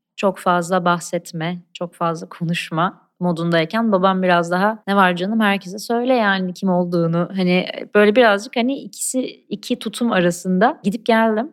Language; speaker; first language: Turkish; non-native, local second language; Armenian